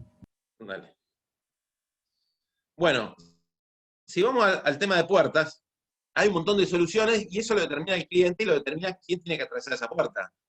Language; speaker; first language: Spanish; native; Spanish